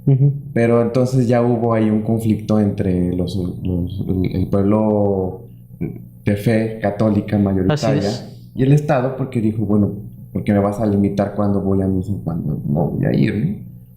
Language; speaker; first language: Spanish; native; Spanish